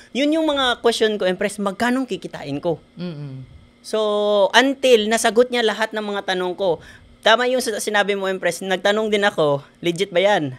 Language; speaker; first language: Filipino; non-native, local second language; Hiligaynon